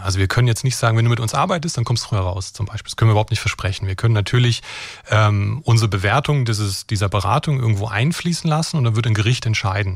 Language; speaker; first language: German; native; German